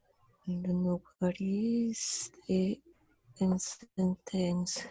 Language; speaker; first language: English; non-native, learner; Spanish